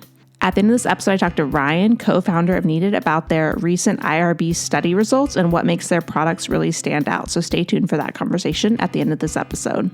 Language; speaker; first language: English; native; English